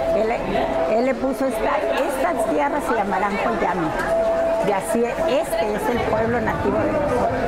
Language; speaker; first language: Spanish; native; Spanish